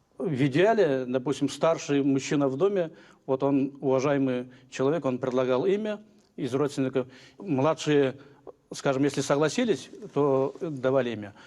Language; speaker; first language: Russian; non-native, local second language; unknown